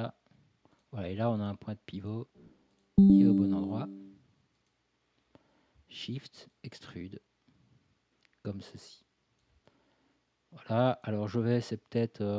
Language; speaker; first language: French; native; French